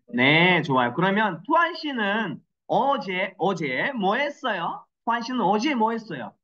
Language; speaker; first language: Korean; non-native, fluent; Kyrgyz